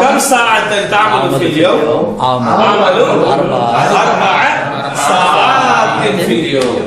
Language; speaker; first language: Arabic; non-native, fluent; Tamil